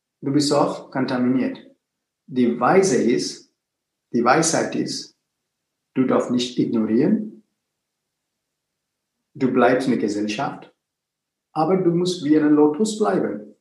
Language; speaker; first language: German; non-native, fluent; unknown